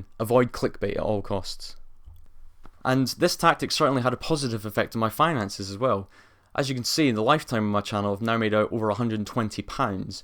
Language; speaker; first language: English; native; English